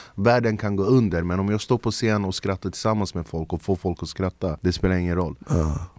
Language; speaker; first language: Swedish; early bilingual, other home language; Kurdish